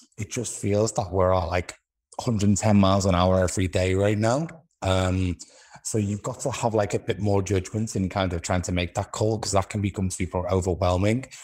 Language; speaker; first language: English; native; English